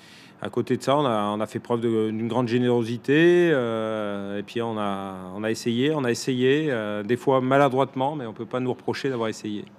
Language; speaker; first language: French; native; French